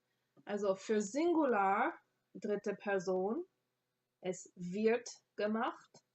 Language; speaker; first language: German; non-native, fluent; English